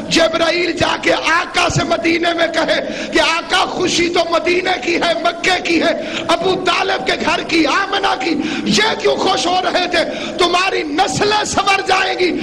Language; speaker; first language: Urdu; non-native, local second language; Saraiki